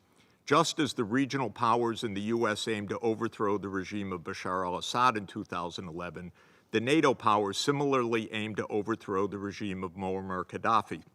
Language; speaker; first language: English; native; English